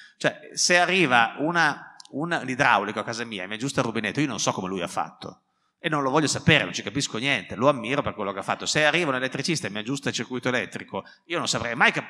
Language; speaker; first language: Italian; native; Italian